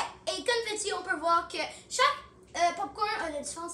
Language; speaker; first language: French; non-native, local second language; English